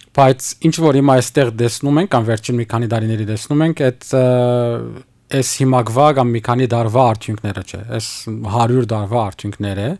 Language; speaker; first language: Armenian; early bilingual, heritage; Armenian